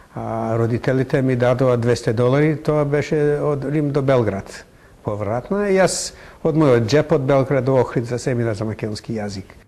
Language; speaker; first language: Macedonian; non-native, fluent; English